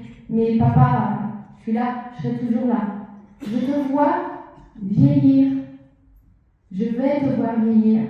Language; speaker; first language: French; native; French